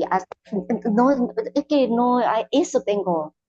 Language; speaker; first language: Spanish; non-native, learner; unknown